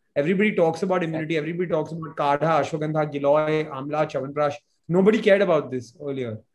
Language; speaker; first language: English; non-native, local second language; Hindi